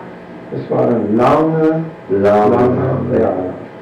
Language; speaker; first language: German; non-native, fluent; English